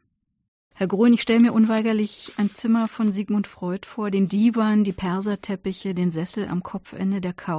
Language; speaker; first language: German; native; German